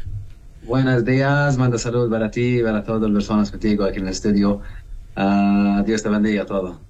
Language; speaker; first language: Spanish; non-native, learner; Arabic